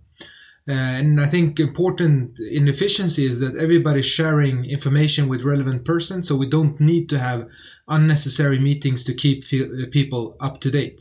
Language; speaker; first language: English; non-native, fluent; Swedish